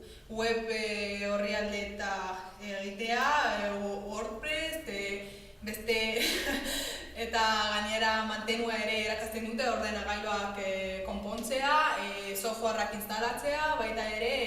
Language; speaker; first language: Basque; early bilingual, other home language; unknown